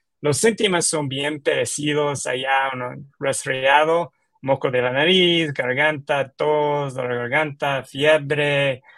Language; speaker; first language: Spanish; non-native, learner; English